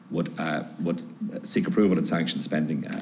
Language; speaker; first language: English; native; English